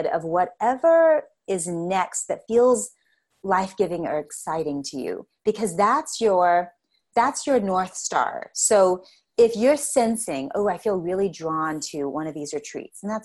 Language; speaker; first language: English; native; English